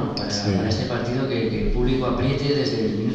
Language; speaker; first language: Spanish; native; Spanish